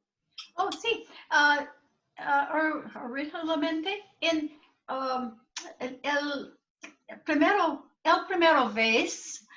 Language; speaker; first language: Spanish; non-native, learner; English